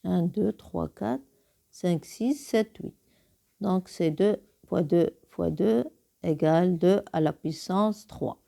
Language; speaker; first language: French; non-native, local second language; Arabic